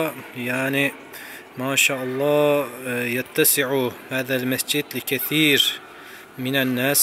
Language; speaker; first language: Arabic; non-native, fluent; Turkish